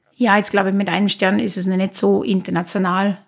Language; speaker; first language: German; native; German